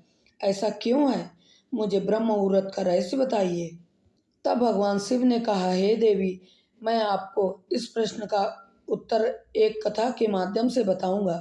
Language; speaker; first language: Hindi; native; Hindi